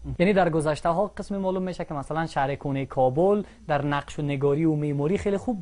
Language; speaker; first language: Persian; native; Persian